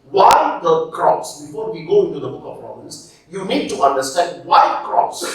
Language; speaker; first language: English; non-native, local second language; Malayalam